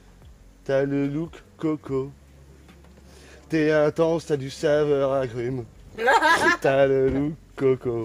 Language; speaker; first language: French; native; French